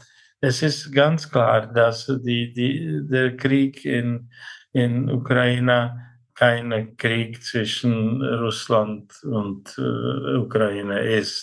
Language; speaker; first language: German; non-native, fluent; Czech